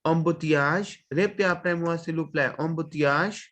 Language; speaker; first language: French; non-native, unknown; Hindi